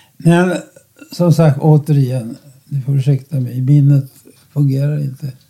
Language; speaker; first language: Swedish; non-native, fluent; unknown